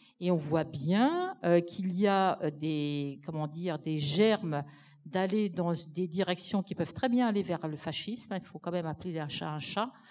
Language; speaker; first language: French; native; French